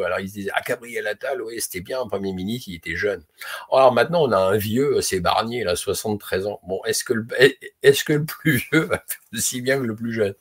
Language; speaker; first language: French; native; French